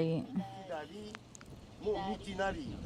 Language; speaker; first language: Japanese; native; Japanese